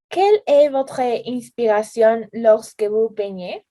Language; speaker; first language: French; non-native, learner; Spanish